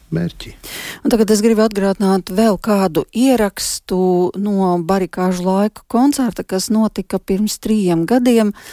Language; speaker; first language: Latvian; native; Latvian